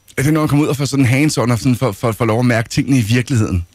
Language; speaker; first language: Danish; native; Danish